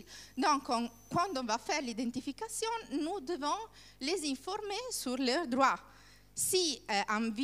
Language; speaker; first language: French; non-native, learner; Italian